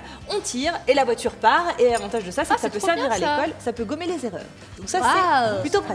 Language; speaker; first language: French; native; French